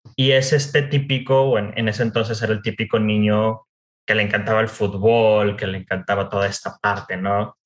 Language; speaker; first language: Spanish; native; Spanish